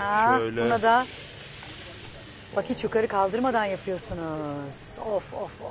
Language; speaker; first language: Turkish; native; Turkish